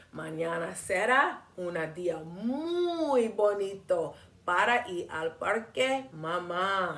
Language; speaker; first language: Spanish; non-native, learner; English